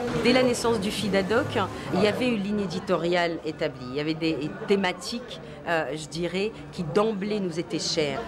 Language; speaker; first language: French; non-native, local second language; Arabic